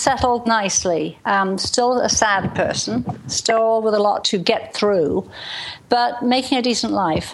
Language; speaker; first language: English; native; English